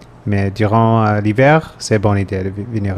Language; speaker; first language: French; non-native, learner; English